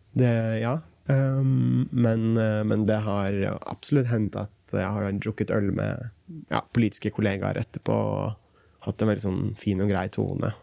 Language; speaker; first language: Norwegian; early bilingual, other home language; Kurdish